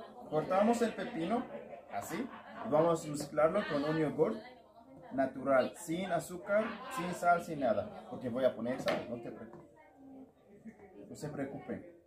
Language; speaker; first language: Spanish; non-native, learner; Arabic